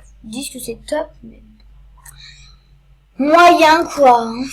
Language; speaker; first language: French; native; French